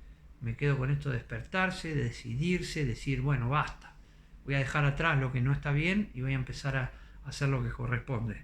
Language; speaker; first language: Spanish; native; Spanish